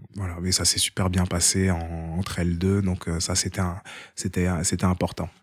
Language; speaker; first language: French; early bilingual, other home language; Haitian Creole